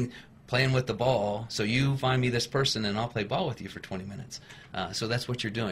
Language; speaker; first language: English; native; English